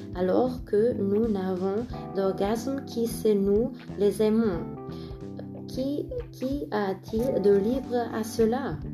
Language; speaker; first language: French; non-native, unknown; German